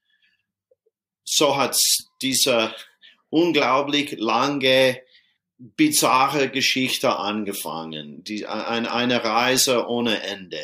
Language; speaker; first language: German; non-native, fluent; English